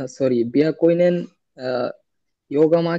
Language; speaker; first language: German; non-native, learner; Bangla